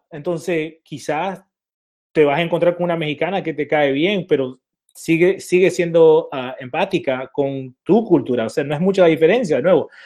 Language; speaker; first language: Spanish; early bilingual, heritage; Spanish